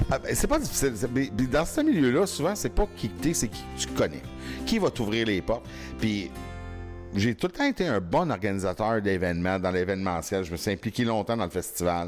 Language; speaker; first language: French; native; French